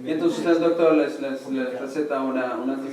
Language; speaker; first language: Spanish; native; Spanish